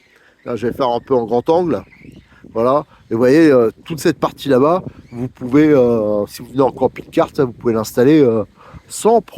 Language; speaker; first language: French; native; French